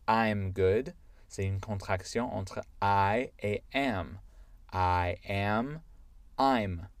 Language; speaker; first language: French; non-native, fluent; English